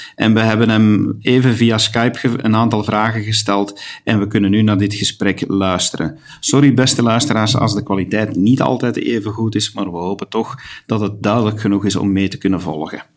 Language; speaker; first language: Dutch; native; Dutch